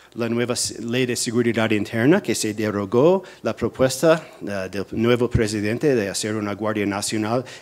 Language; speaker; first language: Spanish; non-native, fluent; English